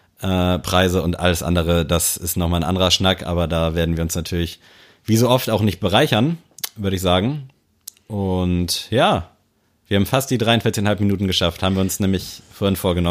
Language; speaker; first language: German; native; German